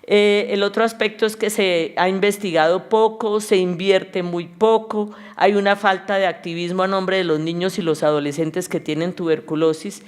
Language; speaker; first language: Spanish; native; Spanish